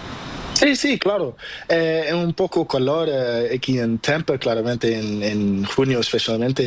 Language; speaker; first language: Spanish; non-native, learner; Portuguese